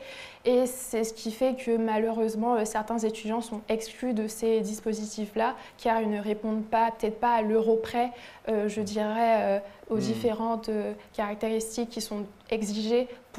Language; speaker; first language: French; native; French